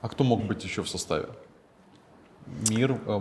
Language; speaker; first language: Russian; native; Russian